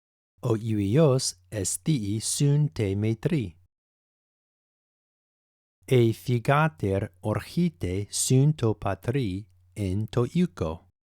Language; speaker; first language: Greek; non-native, fluent; English